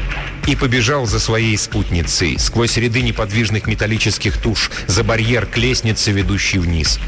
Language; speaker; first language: Russian; native; Russian